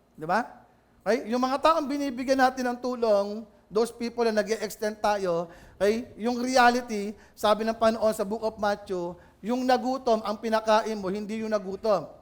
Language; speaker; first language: Filipino; native; Filipino